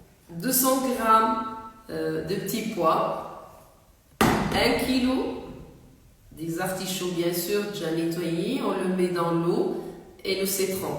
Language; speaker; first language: French; non-native, local second language; Arabic